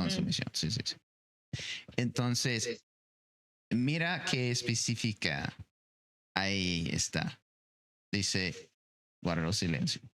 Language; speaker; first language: Spanish; non-native, fluent; English